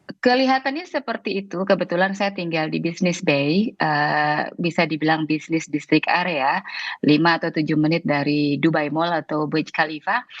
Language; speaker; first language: Indonesian; native; Indonesian